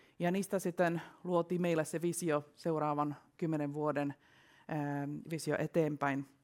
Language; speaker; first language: Finnish; non-native, fluent; Russian